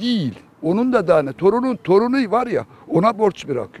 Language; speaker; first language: Turkish; native; Turkish